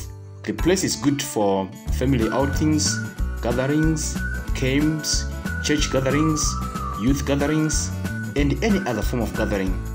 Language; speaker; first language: English; non-native, local second language; Shona